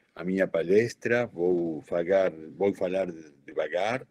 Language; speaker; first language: Portuguese; non-native, learner; Spanish